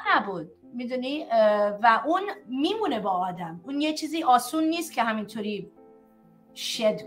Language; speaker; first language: Persian; early bilingual, heritage; Persian